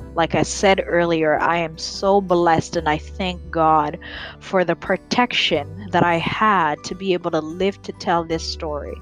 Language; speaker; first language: English; early bilingual, other home language; Rundi